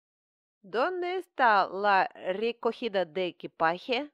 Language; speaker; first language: Spanish; non-native, learner; Russian